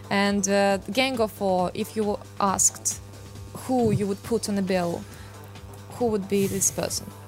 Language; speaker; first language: English; non-native, fluent; Russian